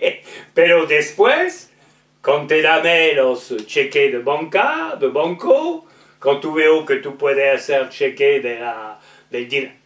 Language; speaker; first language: Spanish; non-native, learner; French